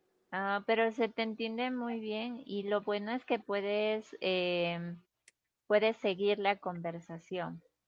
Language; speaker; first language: Spanish; native; Spanish